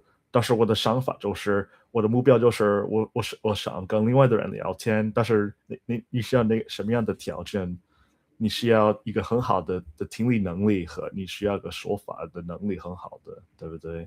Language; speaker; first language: Chinese; non-native, learner; English